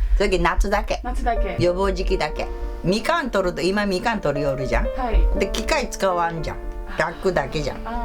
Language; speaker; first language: Japanese; native; Japanese